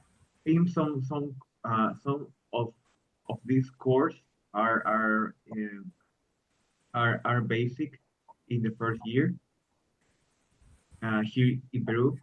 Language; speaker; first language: English; non-native, learner; Spanish